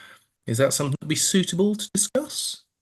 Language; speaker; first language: English; native; English